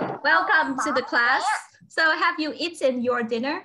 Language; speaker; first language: English; non-native, fluent; Vietnamese